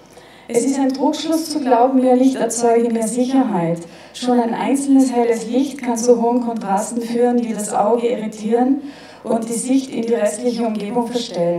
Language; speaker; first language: German; native; German